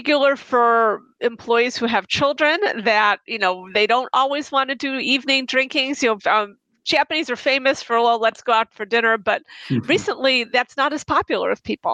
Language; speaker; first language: English; native; English